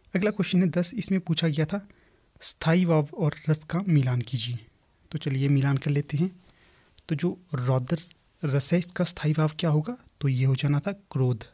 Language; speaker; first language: Hindi; native; Hindi